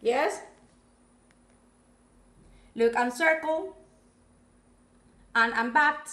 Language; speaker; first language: English; non-native, fluent; Spanish